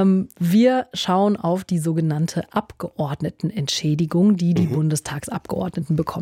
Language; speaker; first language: German; native; German